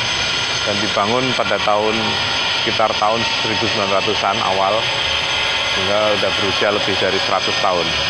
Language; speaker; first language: Indonesian; native; Indonesian